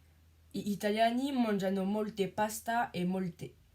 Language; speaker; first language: Italian; non-native, learner; French